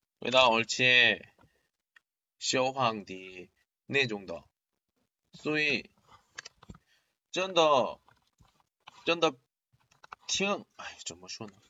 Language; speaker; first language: Chinese; non-native, learner; Korean